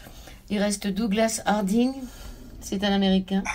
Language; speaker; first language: French; native; French